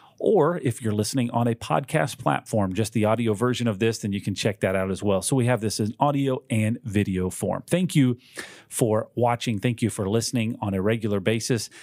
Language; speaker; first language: English; native; English